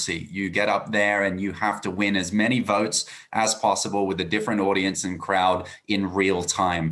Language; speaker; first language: English; native; English